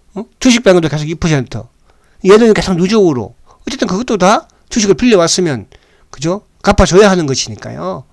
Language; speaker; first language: Korean; native; Korean